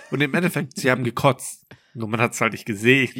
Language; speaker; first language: German; native; German